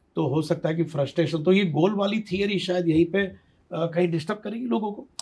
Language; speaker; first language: Hindi; non-native, local second language; Gujarati